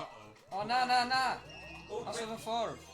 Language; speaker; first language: Welsh; native; Welsh